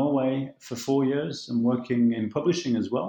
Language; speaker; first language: English; native; English